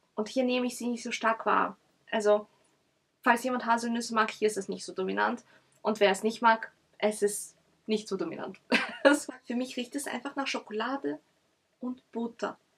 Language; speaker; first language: German; early bilingual, other home language; Russian